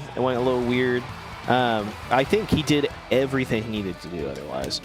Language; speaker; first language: English; native; English